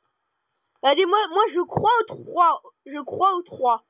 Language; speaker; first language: French; native; French